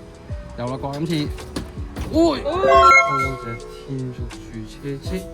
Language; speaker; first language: Chinese; native; Chinese